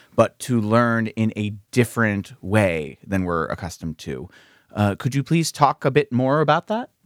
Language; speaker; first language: English; native; English